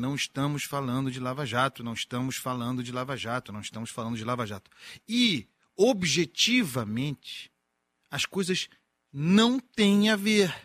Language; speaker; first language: Portuguese; native; Portuguese